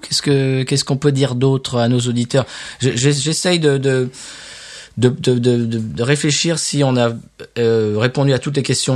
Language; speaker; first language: French; native; French